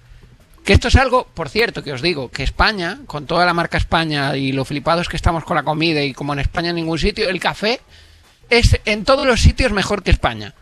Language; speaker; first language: Spanish; native; Spanish